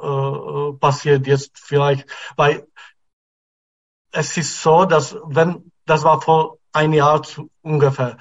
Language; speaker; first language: German; non-native, fluent; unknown